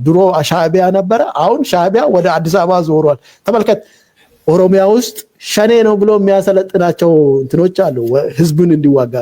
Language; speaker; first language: Amharic; non-native, local second language; Oromo